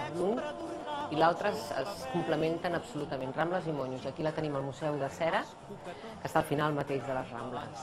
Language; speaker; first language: Catalan; native; Catalan